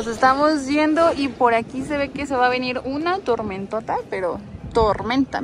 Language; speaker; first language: Spanish; native; Spanish